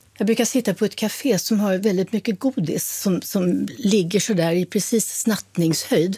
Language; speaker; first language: Swedish; native; Swedish